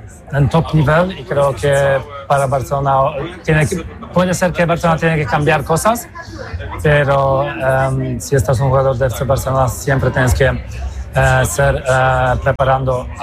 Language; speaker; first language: Spanish; non-native, fluent; Polish